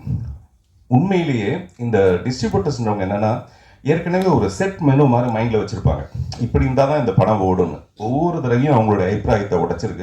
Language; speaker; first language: Tamil; native; Tamil